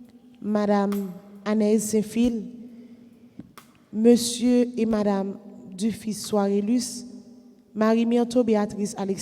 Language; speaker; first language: French; non-native, local second language; Haitian Creole